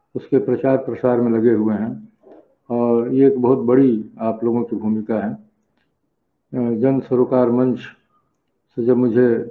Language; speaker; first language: Hindi; native; Hindi